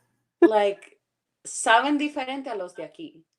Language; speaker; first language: Spanish; early bilingual, heritage; Spanish